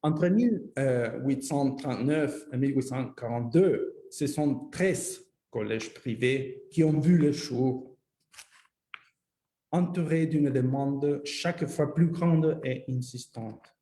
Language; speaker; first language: French; non-native, fluent; Spanish